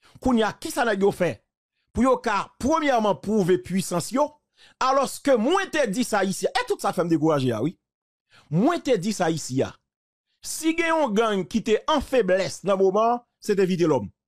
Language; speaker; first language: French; non-native, local second language; Haitian Creole